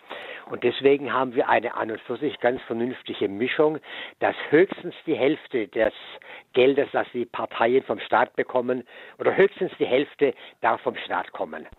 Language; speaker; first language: German; native; German